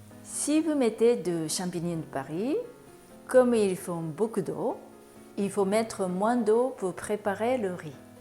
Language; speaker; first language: French; non-native, learner; Japanese